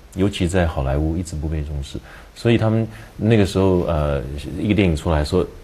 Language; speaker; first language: Chinese; native; Chinese